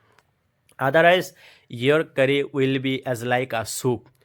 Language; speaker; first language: English; non-native, learner; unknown